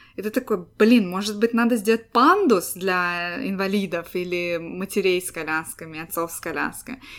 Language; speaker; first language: Russian; native; Russian